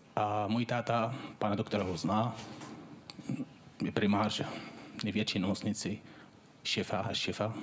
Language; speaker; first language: Czech; non-native, fluent; Arabic